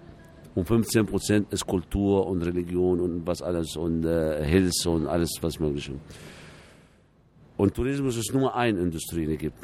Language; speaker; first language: German; non-native, fluent; Arabic